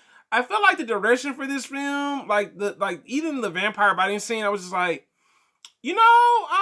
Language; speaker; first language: English; native; English